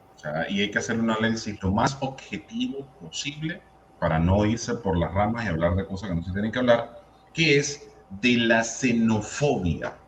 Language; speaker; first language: Spanish; native; Spanish